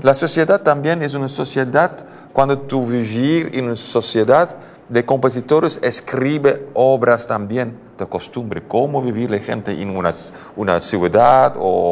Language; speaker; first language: Spanish; non-native, learner; Dutch